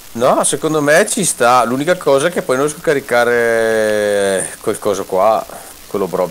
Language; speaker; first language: Italian; native; Italian